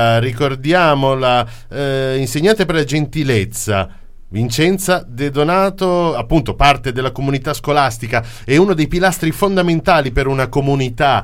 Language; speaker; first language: Italian; native; Italian